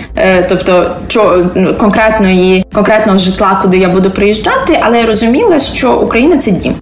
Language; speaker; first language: Ukrainian; early bilingual, heritage; Ukrainian